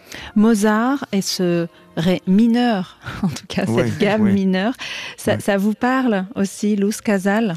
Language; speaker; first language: French; native; French